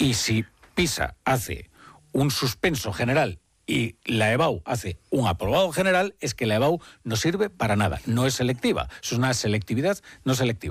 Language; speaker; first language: Spanish; native; Spanish